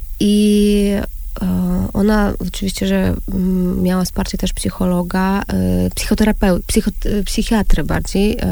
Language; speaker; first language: Polish; non-native, fluent; Russian